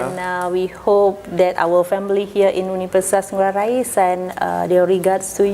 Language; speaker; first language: English; non-native, fluent; Indonesian